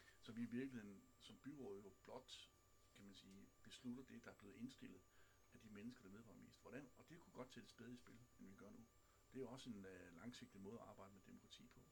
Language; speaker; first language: Danish; native; Danish